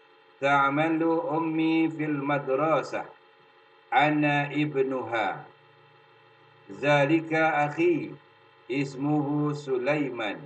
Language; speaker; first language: Arabic; non-native, fluent; Indonesian